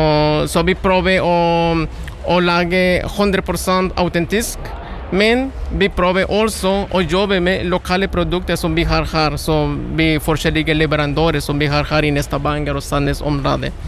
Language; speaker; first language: Norwegian; non-native, learner; Spanish